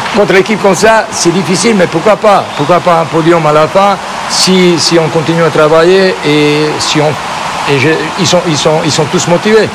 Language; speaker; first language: French; non-native, fluent; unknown